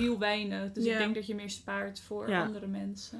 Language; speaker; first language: Dutch; native; Dutch